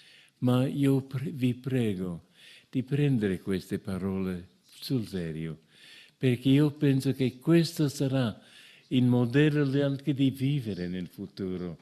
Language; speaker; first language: Italian; non-native, fluent; English